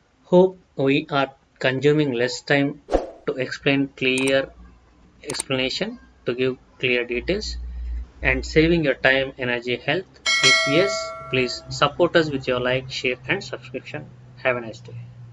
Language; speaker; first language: English; non-native, local second language; Telugu